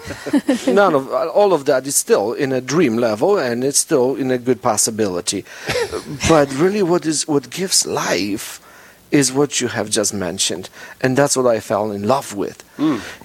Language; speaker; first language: English; non-native, fluent; Polish